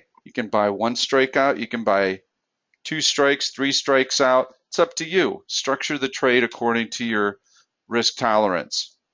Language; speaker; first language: English; native; English